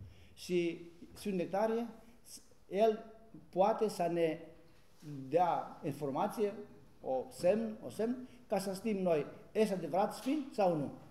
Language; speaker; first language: Romanian; non-native, learner; Greek